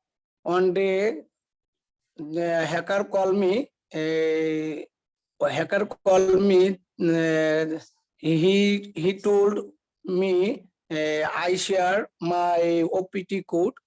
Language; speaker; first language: English; non-native, learner; Bangla